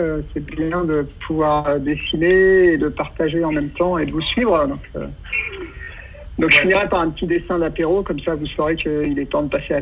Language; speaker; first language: French; native; French